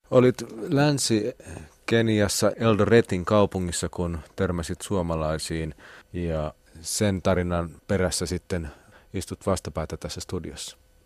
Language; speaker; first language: Finnish; native; Finnish